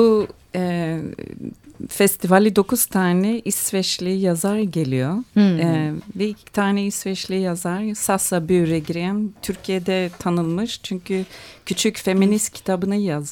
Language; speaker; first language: Turkish; non-native, fluent; Swedish